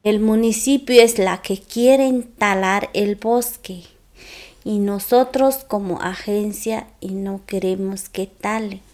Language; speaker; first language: Spanish; non-native, local second language; Zapotec